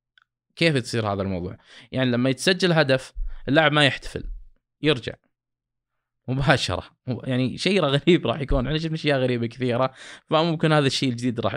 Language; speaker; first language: Arabic; native; Arabic